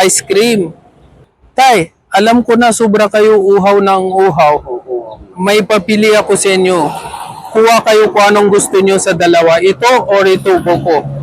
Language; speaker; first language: Filipino; non-native, fluent; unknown